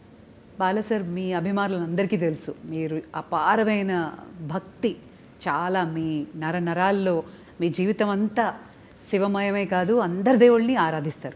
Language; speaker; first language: Telugu; native; Telugu